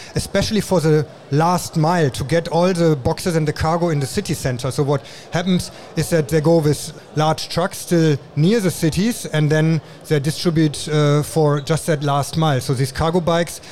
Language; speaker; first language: English; non-native, fluent; German